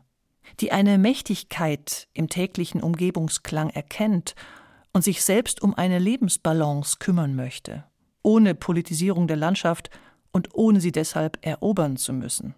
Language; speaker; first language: German; native; German